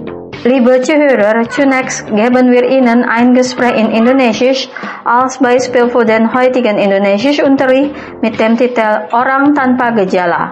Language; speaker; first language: German; non-native, fluent; Indonesian